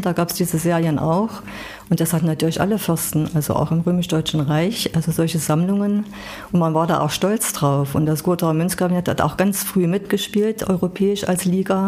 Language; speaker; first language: German; native; German